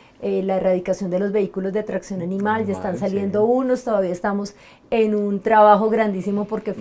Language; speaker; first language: Spanish; native; Spanish